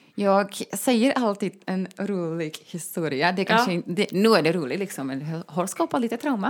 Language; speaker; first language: Swedish; non-native, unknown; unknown